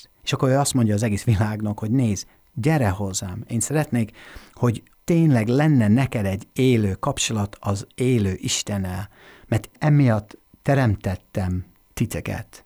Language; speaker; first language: Hungarian; non-native, fluent; English